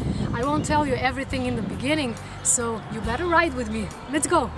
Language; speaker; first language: English; non-native, fluent; Slovenian